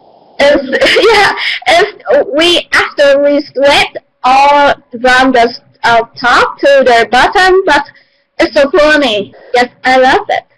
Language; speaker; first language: English; non-native, learner; Vietnamese